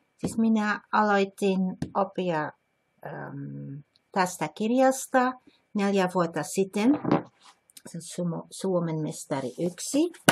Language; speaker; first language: Finnish; non-native, learner; Dutch